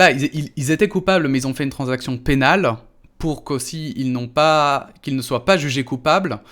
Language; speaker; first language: French; native; French